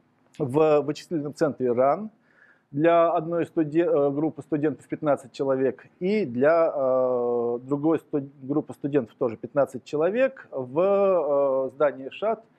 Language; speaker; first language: Russian; native; Russian